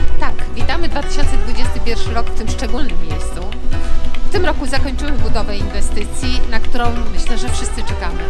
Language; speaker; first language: Polish; native; Polish